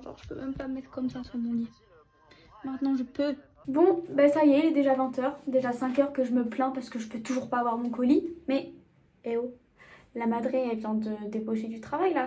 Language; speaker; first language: French; native; French